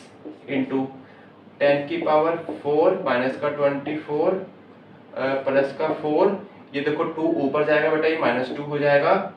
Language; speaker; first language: Hindi; native; Hindi